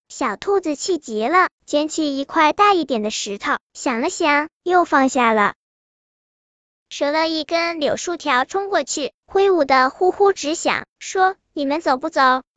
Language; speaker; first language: Chinese; native; Chinese